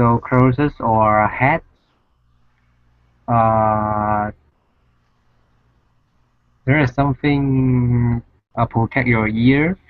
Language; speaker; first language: English; non-native, learner; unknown